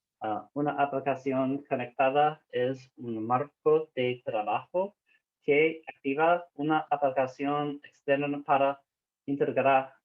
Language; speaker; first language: Spanish; non-native, learner; English